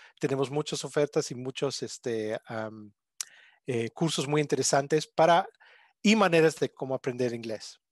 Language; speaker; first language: Spanish; non-native, fluent; English